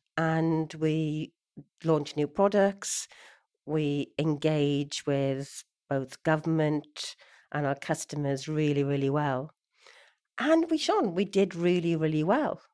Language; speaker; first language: English; native; English